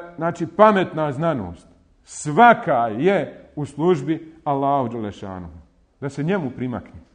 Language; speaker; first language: Bosnian; native; Bosnian